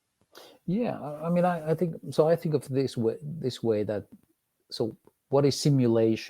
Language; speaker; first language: English; non-native, fluent; Finnish